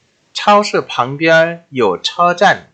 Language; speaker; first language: Chinese; non-native, fluent; Korean